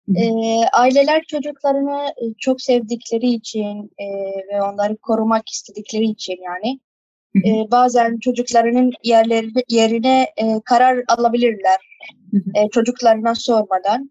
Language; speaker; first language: Turkish; early bilingual, other home language; Arabic